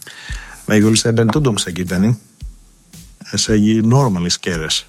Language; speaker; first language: Hungarian; non-native, learner; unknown